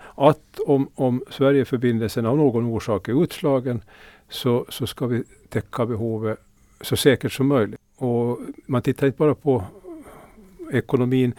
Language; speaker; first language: Swedish; native; Swedish